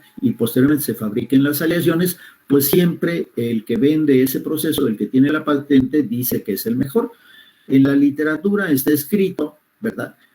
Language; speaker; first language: Spanish; native; Spanish